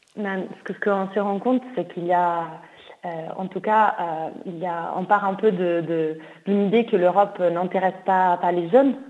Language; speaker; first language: French; non-native, fluent; Italian